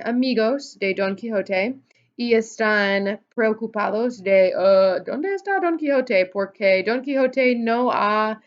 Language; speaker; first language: Spanish; non-native, fluent; English